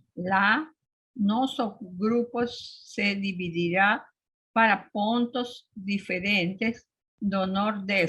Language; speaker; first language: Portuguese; non-native, learner; Spanish